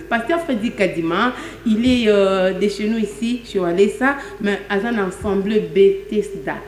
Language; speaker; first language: French; non-native, local second language; Lingala